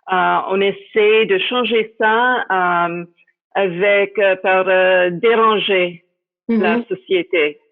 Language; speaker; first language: French; non-native, fluent; English